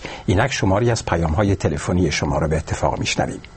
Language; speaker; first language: Persian; native; Persian